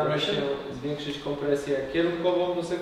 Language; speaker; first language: Polish; native; Polish